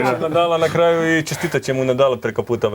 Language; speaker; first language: Croatian; native; Croatian